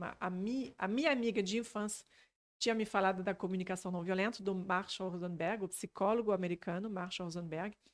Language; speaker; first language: Portuguese; non-native, fluent; French